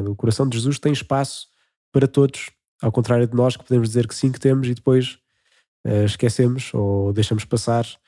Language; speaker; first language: Portuguese; native; Portuguese